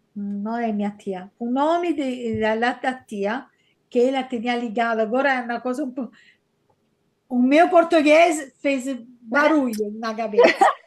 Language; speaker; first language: Portuguese; non-native, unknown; Italian